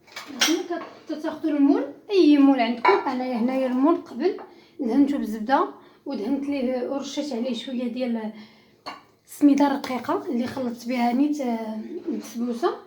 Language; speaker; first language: Arabic; native; Arabic